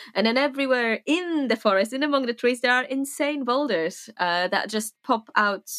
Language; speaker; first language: English; non-native, fluent; Polish